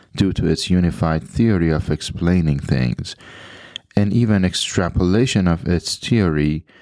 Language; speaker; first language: English; non-native, fluent; Persian